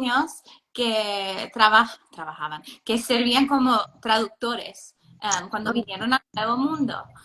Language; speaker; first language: Spanish; non-native, fluent; English